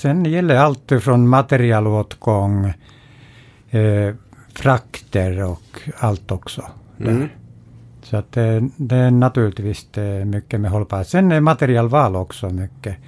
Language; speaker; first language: Swedish; non-native, fluent; Finnish